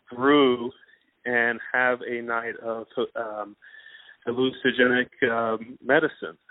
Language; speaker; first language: English; non-native, fluent; Persian